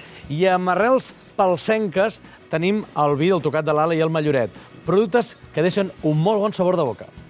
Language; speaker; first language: Catalan; native; Catalan